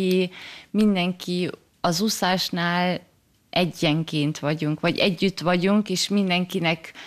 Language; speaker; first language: Hungarian; early bilingual, heritage; Hungarian